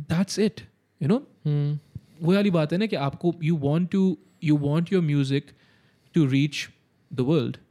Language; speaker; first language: Urdu; native; Urdu